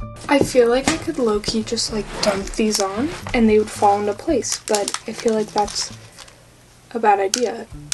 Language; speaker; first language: English; native; English